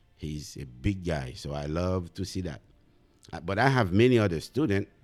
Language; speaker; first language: English; non-native, fluent; Haitian Creole